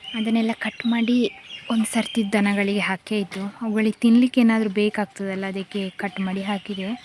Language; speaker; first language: Kannada; native; Kannada